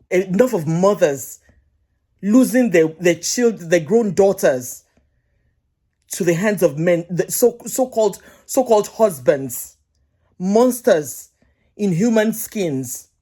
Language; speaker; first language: English; non-native, local second language; Yoruba